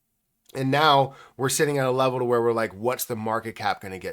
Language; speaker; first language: English; native; English